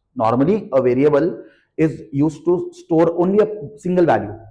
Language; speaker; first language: English; non-native, local second language; Marathi